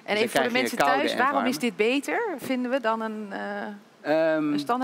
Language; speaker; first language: Dutch; native; Dutch